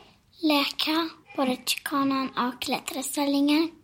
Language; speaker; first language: Swedish; early bilingual, other home language; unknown